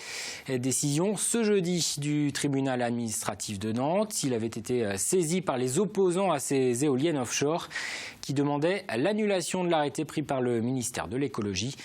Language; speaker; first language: French; native; French